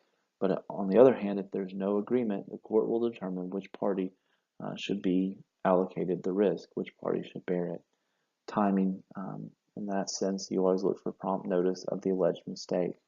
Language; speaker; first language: English; native; English